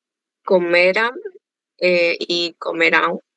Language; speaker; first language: Portuguese; non-native, learner; Spanish